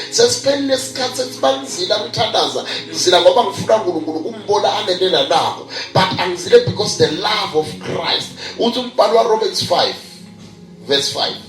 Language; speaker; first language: Zulu; non-native, local second language; Swati